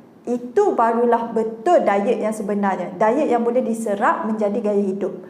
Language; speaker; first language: Malay; native; Malay